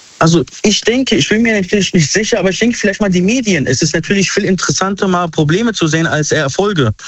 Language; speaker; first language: German; early bilingual, other home language; Arabic